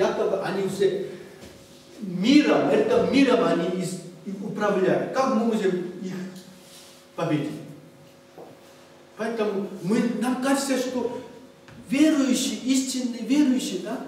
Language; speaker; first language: Russian; non-native, learner; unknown